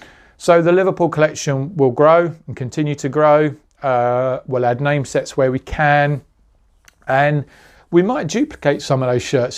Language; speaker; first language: English; native; English